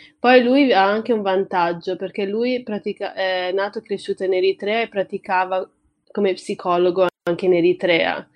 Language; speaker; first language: Italian; early bilingual, other home language; Tigrinya